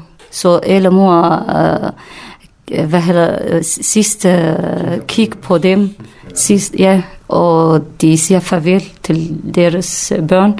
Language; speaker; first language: Danish; non-native, learner; Kurdish